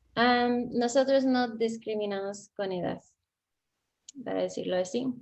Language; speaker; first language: Spanish; non-native, fluent; English